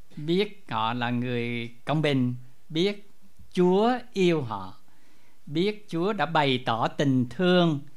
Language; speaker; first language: Vietnamese; native; Vietnamese